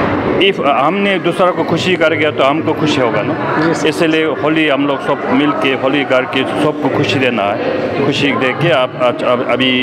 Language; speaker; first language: Hindi; non-native, learner; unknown